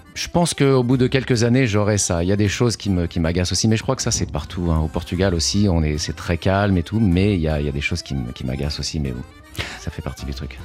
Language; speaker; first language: French; native; French